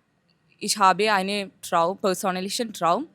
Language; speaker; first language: German; non-native, learner; Malayalam